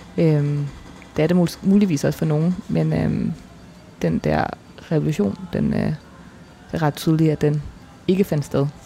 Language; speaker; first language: Danish; native; Danish